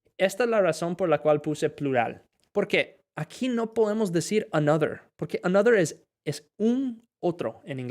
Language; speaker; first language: Spanish; non-native, fluent; English